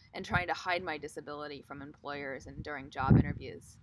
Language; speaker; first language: English; native; English